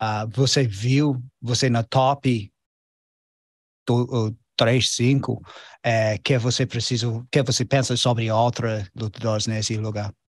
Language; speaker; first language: Portuguese; non-native, learner; English